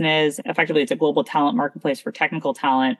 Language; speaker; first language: English; native; English